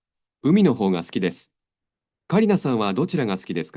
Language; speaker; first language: Japanese; non-native, learner; Indonesian